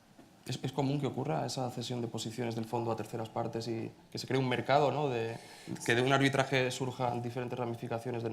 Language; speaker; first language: Spanish; native; Spanish